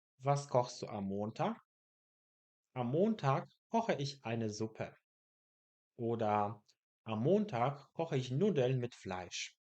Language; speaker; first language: German; non-native, fluent; Polish